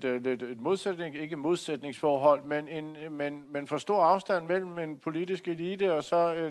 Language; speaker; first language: Danish; native; Danish